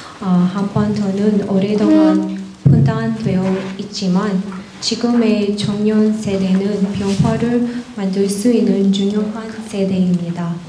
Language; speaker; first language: Korean; non-native, learner; Russian